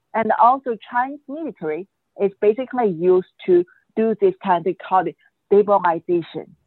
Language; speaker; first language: English; non-native, fluent; Chinese